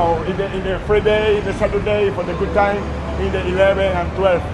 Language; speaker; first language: English; non-native, learner; Spanish